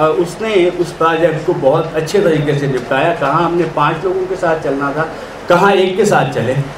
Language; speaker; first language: Urdu; non-native, local second language; Punjabi